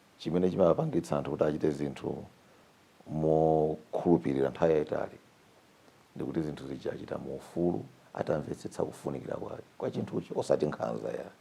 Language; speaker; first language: Nyanja; native; Nyanja